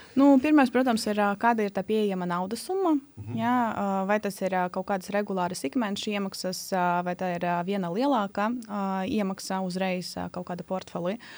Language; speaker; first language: Latvian; non-native, local second language; Russian